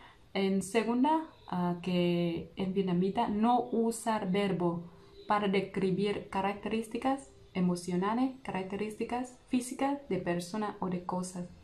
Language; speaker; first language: Spanish; non-native, learner; Vietnamese